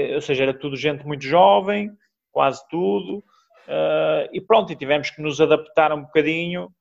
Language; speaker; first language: Portuguese; native; Portuguese